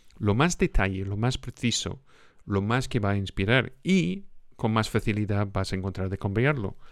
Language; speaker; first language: Spanish; non-native, fluent; English